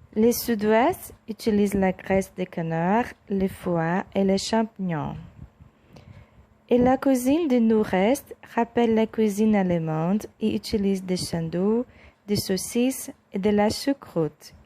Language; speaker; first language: French; non-native, learner; Portuguese